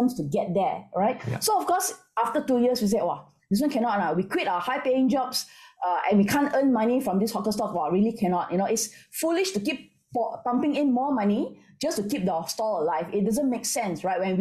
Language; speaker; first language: English; non-native, local second language; Min Nan Chinese